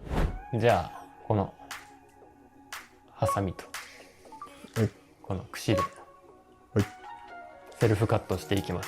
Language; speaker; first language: Japanese; native; Japanese